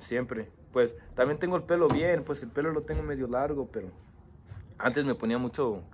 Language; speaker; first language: Spanish; early bilingual, heritage; Spanish